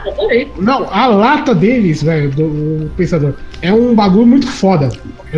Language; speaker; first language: Portuguese; native; Portuguese